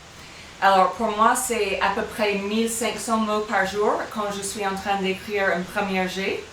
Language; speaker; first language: French; non-native, fluent; English